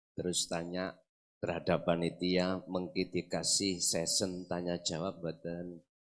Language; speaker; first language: Indonesian; non-native, local second language; Javanese